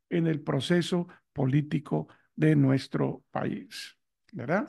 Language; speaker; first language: Spanish; native; Spanish